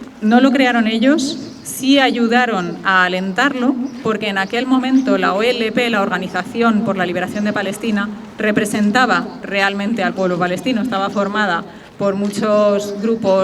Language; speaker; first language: Spanish; early bilingual, other home language; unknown